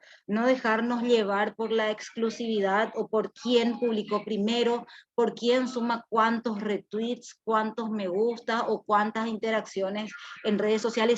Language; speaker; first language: Spanish; native; Spanish